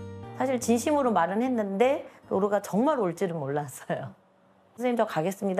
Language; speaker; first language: Korean; native; Korean